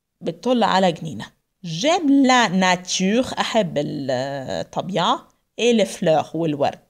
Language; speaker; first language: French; non-native, fluent; Arabic